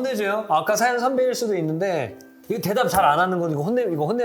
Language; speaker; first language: Korean; native; Korean